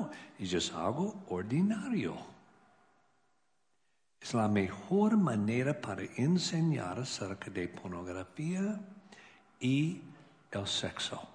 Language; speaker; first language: Spanish; non-native, learner; English